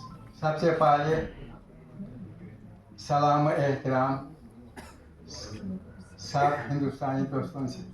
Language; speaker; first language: Hindi; non-native, fluent; Tajik